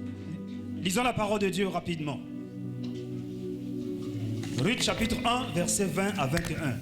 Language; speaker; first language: French; non-native, local second language; Lingala